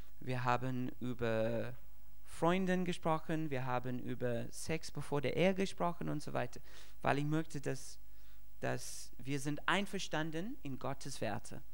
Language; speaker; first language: German; non-native, fluent; English